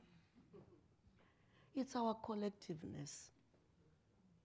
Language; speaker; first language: English; non-native, local second language; Shona